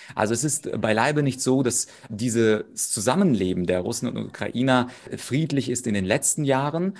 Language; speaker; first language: German; early bilingual, other home language; Russian